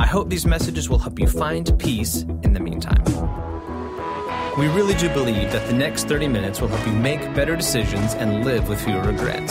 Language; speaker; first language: English; native; English